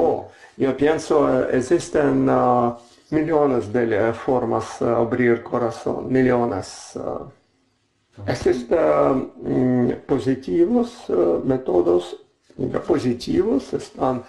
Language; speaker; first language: Spanish; non-native, learner; Russian